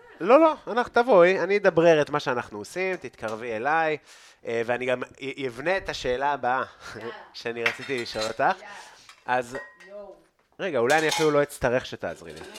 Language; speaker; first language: Hebrew; native; Hebrew